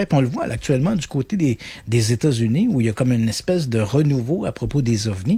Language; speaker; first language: French; native; French